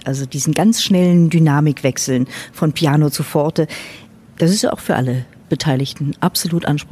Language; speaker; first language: German; native; German